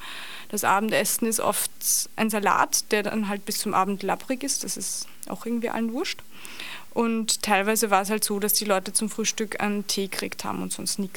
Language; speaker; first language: German; native; German